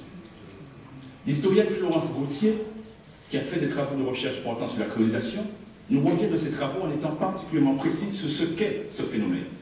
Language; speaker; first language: French; native; French